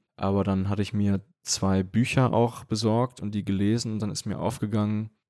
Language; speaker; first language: German; native; German